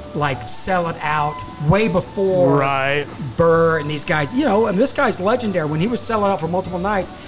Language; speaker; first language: English; native; English